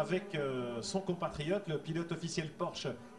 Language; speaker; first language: French; native; French